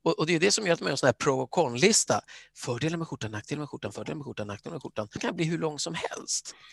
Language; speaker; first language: Swedish; native; Swedish